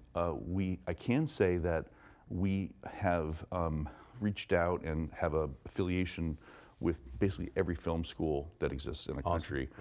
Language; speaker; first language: English; native; English